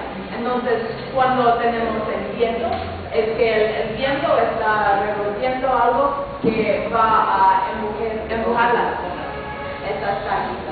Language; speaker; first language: Spanish; non-native, fluent; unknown